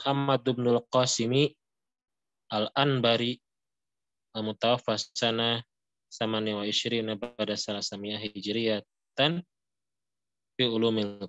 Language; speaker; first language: Arabic; non-native, fluent; Indonesian